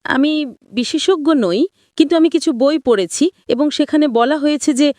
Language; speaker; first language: Bangla; non-native, fluent; Italian